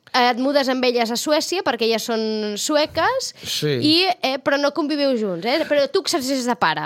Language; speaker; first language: Catalan; native; Catalan